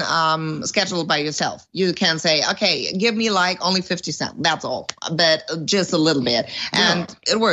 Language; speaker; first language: English; non-native, fluent; German